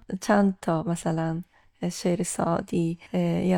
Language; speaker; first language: Persian; non-native, fluent; Japanese